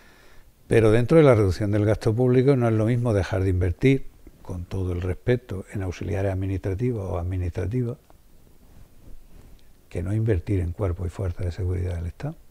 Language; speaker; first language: Spanish; native; Spanish